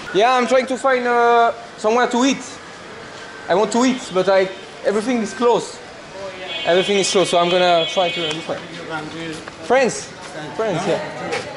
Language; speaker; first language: English; non-native, learner; French